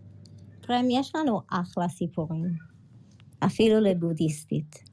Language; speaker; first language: Hebrew; early bilingual, other home language; English